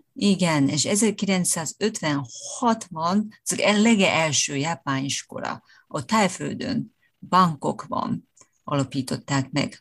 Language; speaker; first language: Hungarian; non-native, fluent; Japanese